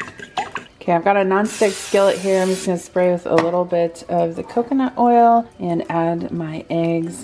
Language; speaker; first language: English; native; English